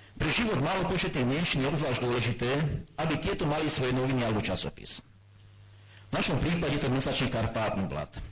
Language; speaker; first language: Slovak; non-native, local second language; German